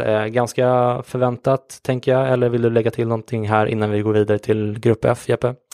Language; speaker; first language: Swedish; native; Swedish